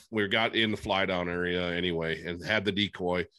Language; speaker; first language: English; native; English